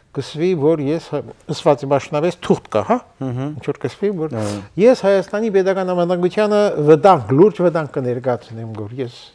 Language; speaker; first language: Armenian; early bilingual, heritage; Armenian